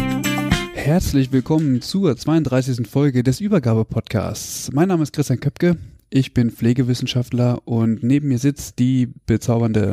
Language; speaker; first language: German; native; German